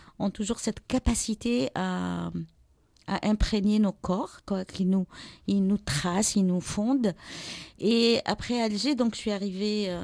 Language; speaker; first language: French; non-native, local second language; Arabic